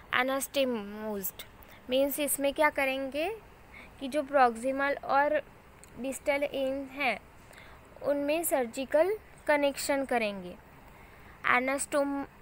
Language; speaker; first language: Hindi; non-native, local second language; Marathi